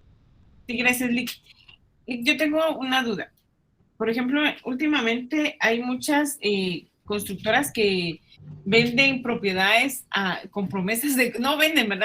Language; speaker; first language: Spanish; native; Spanish